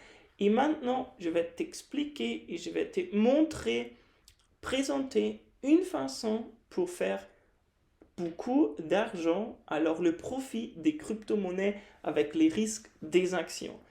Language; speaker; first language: French; non-native, fluent; German